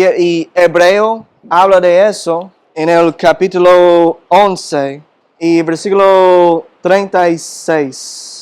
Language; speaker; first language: Spanish; non-native, fluent; English